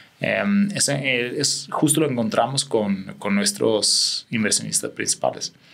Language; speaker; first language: Spanish; non-native, fluent; Swedish